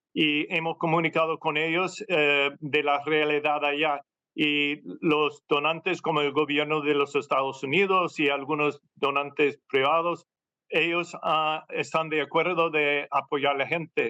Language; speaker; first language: Spanish; non-native, fluent; English